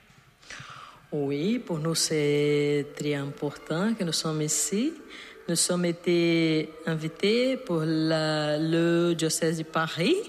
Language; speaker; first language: French; non-native, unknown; Portuguese